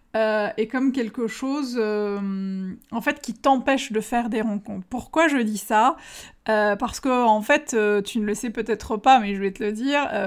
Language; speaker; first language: French; native; French